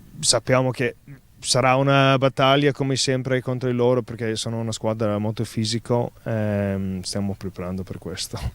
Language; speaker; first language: Italian; non-native, fluent; English